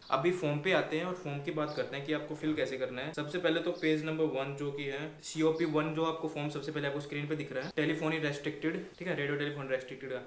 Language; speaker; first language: Hindi; native; Hindi